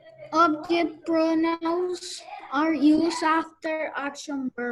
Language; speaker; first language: English; non-native, learner; Spanish